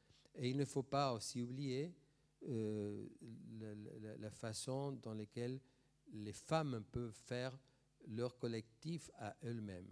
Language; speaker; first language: French; non-native, fluent; Spanish